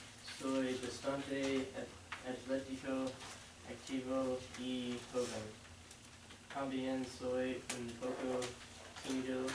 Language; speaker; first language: Spanish; non-native, learner; English